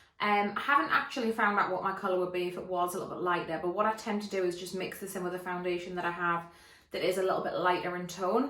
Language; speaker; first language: English; native; English